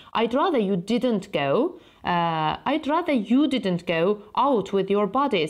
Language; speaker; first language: English; non-native, fluent; Azerbaijani